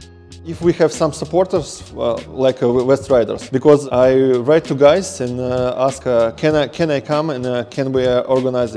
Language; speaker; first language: English; non-native, learner; Russian